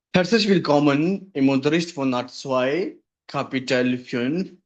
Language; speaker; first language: German; non-native, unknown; Hindi